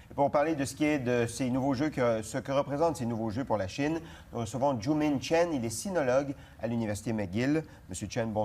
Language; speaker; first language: French; native; French